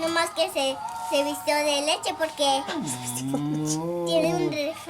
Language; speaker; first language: Spanish; native; Spanish